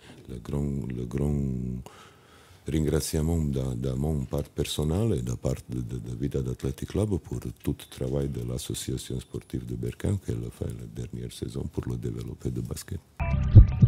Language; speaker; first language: French; non-native, learner; Italian